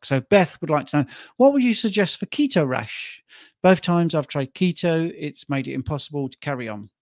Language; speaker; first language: English; native; English